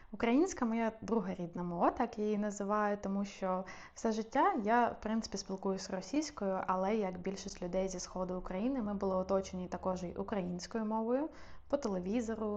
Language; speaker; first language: Ukrainian; non-native, local second language; Russian